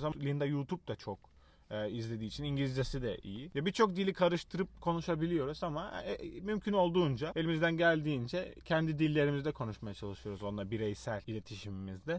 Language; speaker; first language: Turkish; native; Turkish